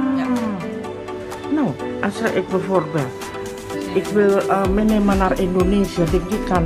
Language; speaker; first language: Dutch; non-native, learner; Indonesian